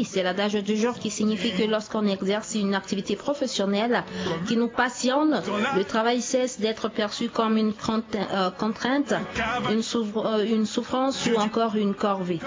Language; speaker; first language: French; non-native, local second language; Sango